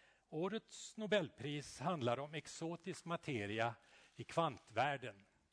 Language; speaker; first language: Swedish; native; Swedish